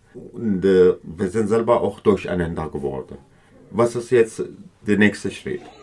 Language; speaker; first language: German; non-native, learner; Kurdish